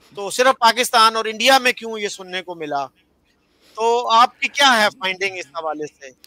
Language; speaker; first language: Urdu; native; Urdu